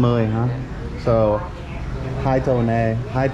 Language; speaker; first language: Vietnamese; non-native, learner; English